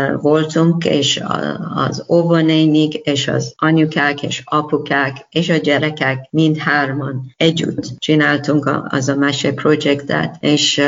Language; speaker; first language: Hungarian; non-native, learner; Persian